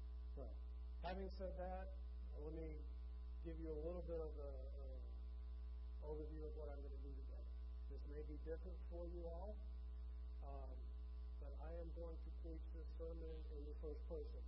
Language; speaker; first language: English; native; English